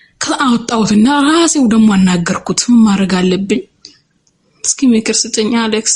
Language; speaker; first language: Amharic; native; Amharic